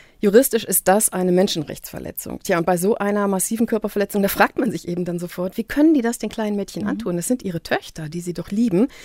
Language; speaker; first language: German; native; German